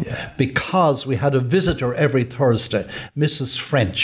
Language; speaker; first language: English; native; English